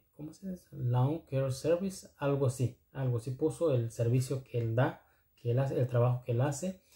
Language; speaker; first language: Spanish; non-native, local second language; Zapotec